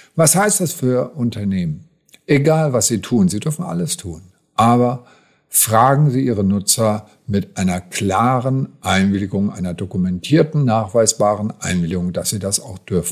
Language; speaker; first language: German; native; German